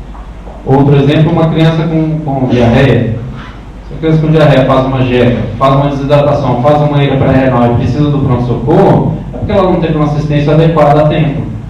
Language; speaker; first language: Portuguese; native; Portuguese